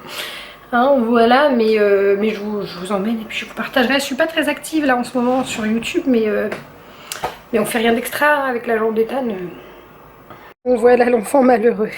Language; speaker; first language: French; native; French